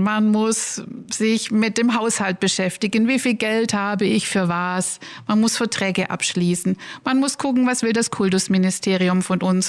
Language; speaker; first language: German; native; German